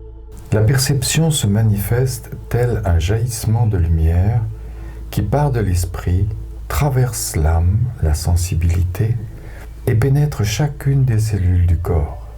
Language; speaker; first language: French; native; French